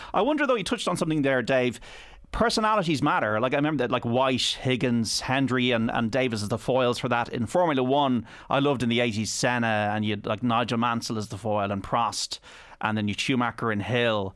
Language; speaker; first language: English; native; English